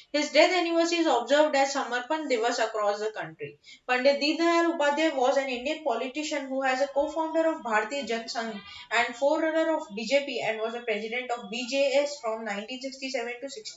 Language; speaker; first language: English; non-native, local second language; Hindi